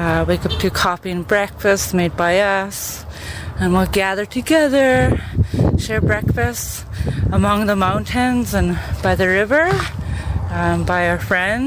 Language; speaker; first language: English; native; English